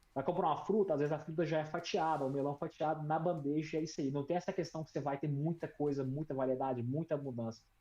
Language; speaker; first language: Portuguese; native; Portuguese